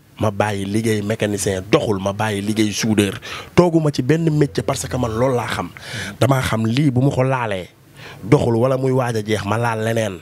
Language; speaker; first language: Wolof; native; Wolof